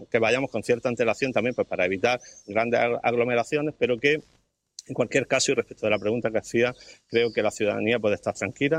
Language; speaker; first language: Spanish; native; Spanish